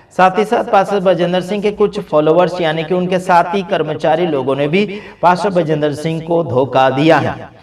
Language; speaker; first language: Hindi; non-native, local second language; Gujarati